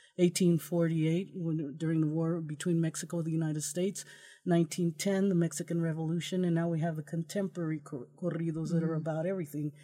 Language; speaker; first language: English; early bilingual, other home language; Spanish